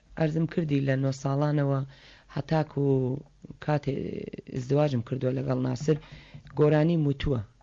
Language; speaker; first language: Central Kurdish; native; Central Kurdish